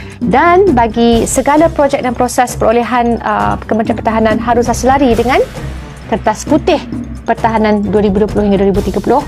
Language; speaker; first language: Malay; native; Malay